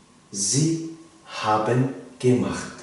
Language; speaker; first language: German; non-native, fluent; Tajik